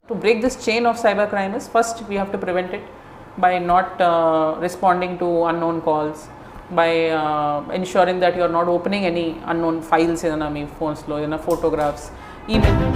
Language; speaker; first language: English; non-native, local second language; Telugu